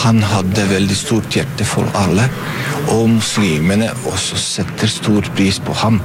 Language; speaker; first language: Norwegian; non-native, fluent; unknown